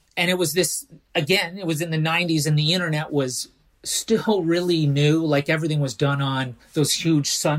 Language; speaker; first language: English; native; English